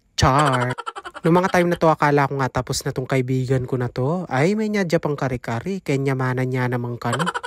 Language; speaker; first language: Filipino; non-native, local second language; Pampanga